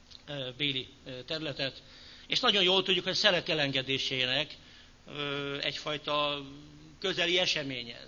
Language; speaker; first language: Hungarian; native; Hungarian